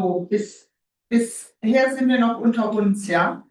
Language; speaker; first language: German; native; German